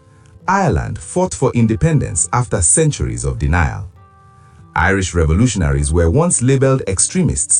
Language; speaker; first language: English; non-native, local second language; Igbo